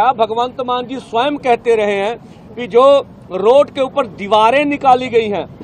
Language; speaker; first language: Hindi; non-native, local second language; Punjabi